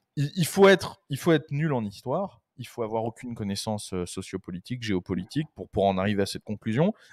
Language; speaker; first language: French; native; French